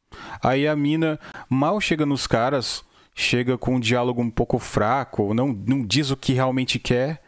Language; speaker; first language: Portuguese; native; Portuguese